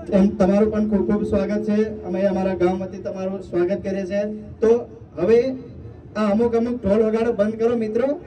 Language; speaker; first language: Gujarati; non-native, local second language; Rathawi